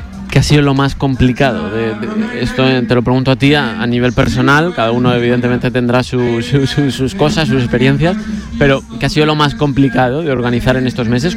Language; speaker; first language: Spanish; native; Spanish